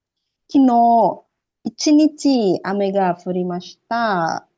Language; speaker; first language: Japanese; non-native, learner; Indonesian